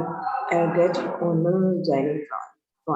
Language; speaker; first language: German; non-native, learner; Indonesian